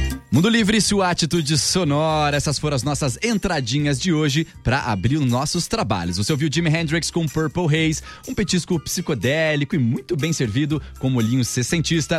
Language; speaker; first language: Portuguese; native; Portuguese